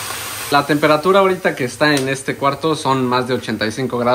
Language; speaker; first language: Spanish; native; Spanish